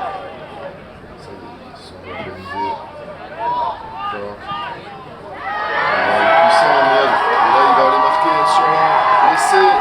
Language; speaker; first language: French; native; French